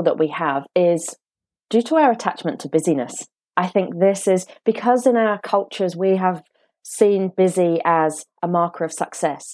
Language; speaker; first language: English; native; English